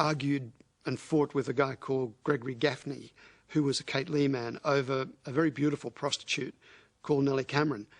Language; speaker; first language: English; native; English